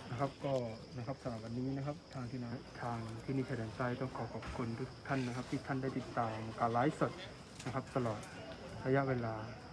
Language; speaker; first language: Thai; non-native, local second language; Malay